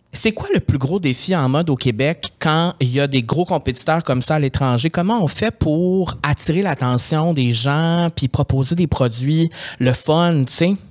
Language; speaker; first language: French; native; French